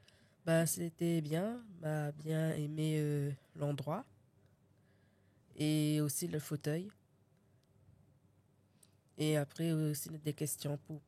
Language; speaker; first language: French; non-native, learner; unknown